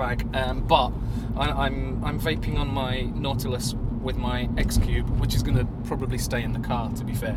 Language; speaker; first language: English; native; English